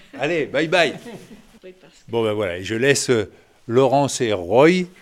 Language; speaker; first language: French; native; French